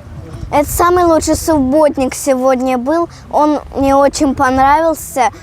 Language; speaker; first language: Russian; non-native, fluent; Azerbaijani